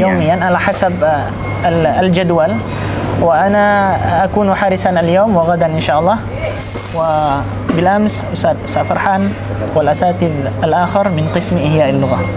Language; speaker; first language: Arabic; non-native, fluent; Indonesian